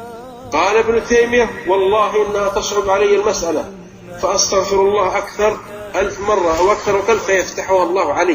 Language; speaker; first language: Arabic; native; Arabic